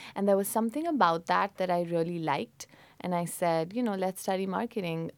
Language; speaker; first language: English; non-native, local second language; Hindi